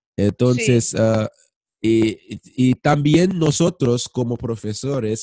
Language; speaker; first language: Spanish; non-native, fluent; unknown